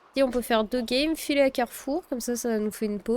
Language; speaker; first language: French; native; French